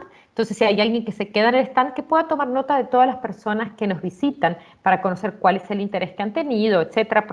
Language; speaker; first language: Spanish; native; Spanish